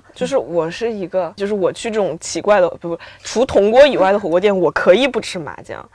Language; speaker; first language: Chinese; native; Chinese